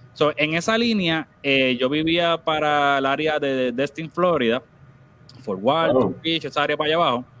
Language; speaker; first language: Spanish; native; Spanish